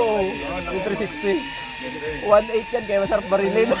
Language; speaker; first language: Filipino; native; Filipino